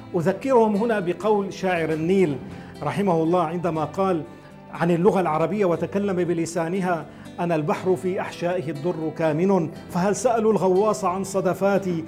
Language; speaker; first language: Arabic; native; Arabic